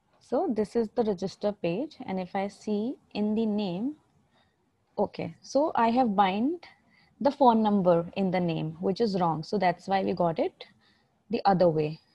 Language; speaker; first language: English; non-native, local second language; Hindi